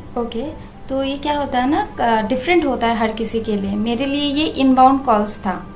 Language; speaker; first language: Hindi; non-native, local second language; Assamese